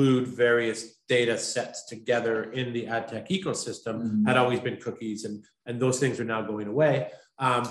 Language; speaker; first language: English; native; English